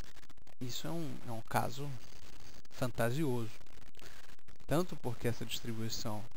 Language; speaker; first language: Portuguese; native; Portuguese